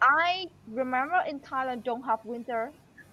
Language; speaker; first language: English; non-native, learner; Vietnamese